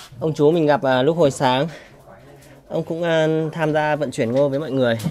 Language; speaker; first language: Vietnamese; native; Vietnamese